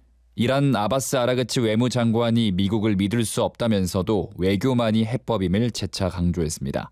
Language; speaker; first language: Korean; native; Korean